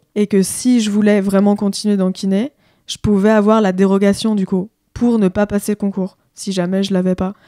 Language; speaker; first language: French; native; French